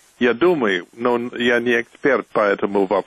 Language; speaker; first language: Russian; non-native, fluent; English